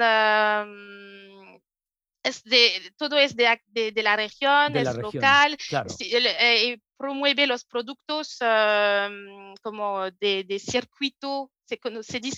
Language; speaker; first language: Spanish; non-native, learner; French